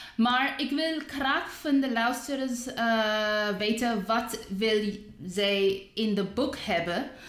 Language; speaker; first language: Dutch; non-native, learner; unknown